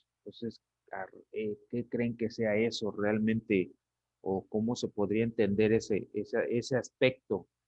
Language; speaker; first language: Spanish; native; Spanish